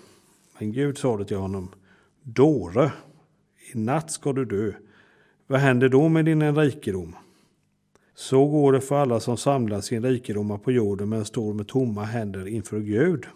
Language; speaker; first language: Swedish; native; Swedish